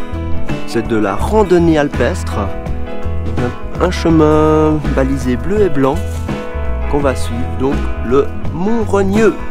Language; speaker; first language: French; native; French